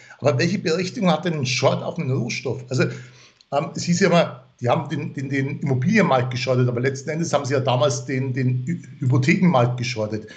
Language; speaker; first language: German; non-native, fluent; English